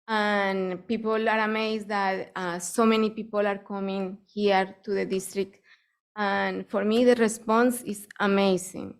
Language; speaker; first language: English; non-native, fluent; Spanish